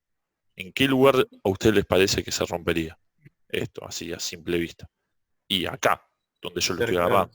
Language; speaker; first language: Spanish; native; Spanish